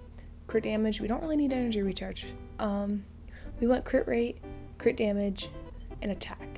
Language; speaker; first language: English; native; English